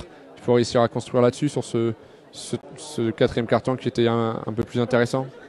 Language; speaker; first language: French; native; French